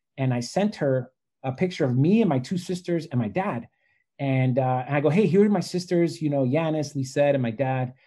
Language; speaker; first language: English; native; English